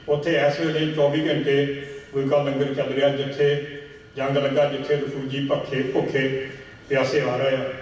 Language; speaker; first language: Punjabi; early bilingual, heritage; Punjabi